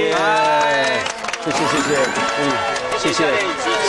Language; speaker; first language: Chinese; native; Chinese